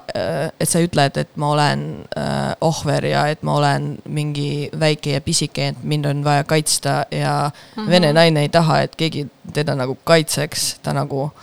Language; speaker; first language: Estonian; non-native, local second language; Russian